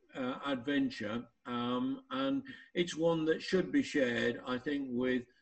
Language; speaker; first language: English; native; English